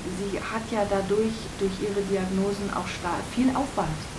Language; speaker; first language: German; native; German